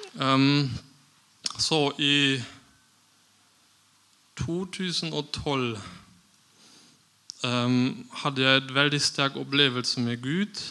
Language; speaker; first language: Norwegian; non-native, fluent; German